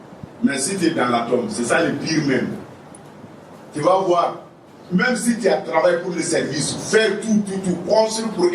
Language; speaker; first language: French; non-native, local second language; Wolof